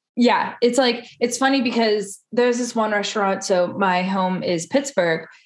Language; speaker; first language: English; early bilingual, other home language; Italian